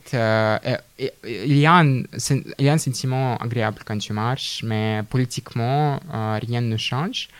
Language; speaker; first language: French; non-native, fluent; Russian